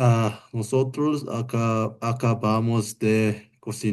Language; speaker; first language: Spanish; non-native, learner; English